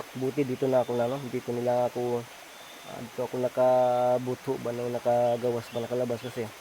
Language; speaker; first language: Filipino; non-native, local second language; Cebuano